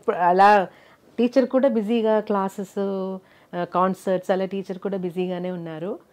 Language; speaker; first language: Telugu; non-native, local second language; Malayalam